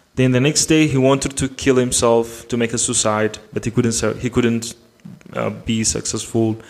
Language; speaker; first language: English; non-native, fluent; Amharic